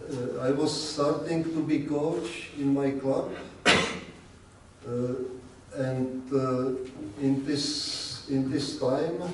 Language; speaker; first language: English; non-native, learner; Czech